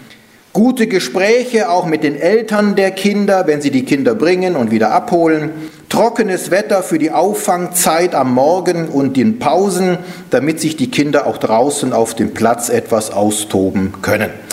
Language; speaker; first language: German; native; German